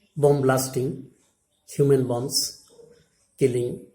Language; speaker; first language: English; non-native, local second language; Assamese